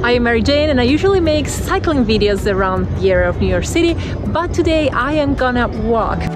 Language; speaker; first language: English; non-native, fluent; Italian